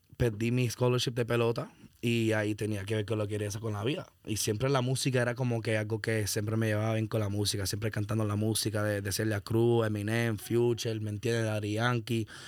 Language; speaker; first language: Spanish; early bilingual, heritage; Spanish